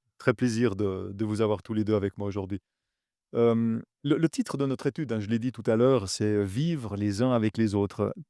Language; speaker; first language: French; native; French